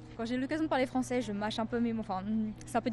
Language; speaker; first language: French; native; French